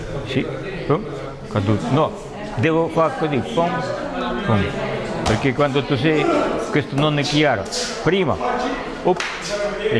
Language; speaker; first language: Italian; non-native, learner; Russian